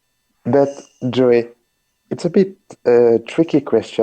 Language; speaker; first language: English; non-native, learner; French